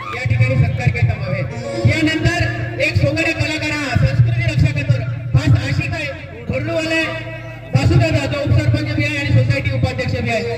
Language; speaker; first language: Marathi; non-native, local second language; Bhili